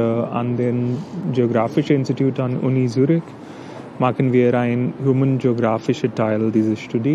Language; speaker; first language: German; non-native, learner; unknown